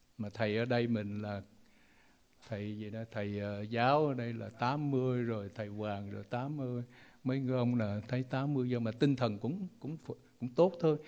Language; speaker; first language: Vietnamese; non-native, local second language; Chinese